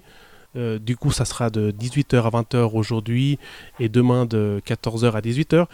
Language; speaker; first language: French; early bilingual, other home language; Spanish